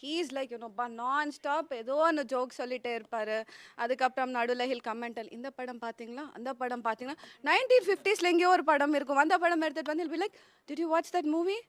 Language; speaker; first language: English; non-native, local second language; Tamil